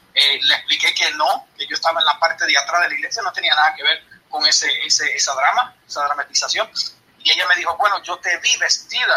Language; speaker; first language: Spanish; early bilingual, heritage; Spanish